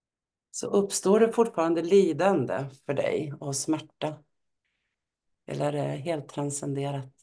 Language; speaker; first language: Swedish; native; Swedish